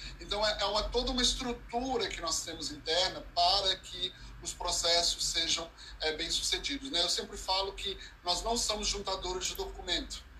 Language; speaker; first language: Portuguese; early bilingual, heritage; Portuguese